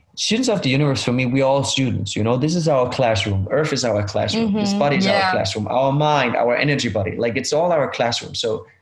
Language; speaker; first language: English; non-native, fluent; German